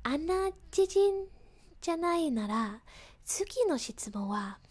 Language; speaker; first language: Japanese; non-native, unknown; English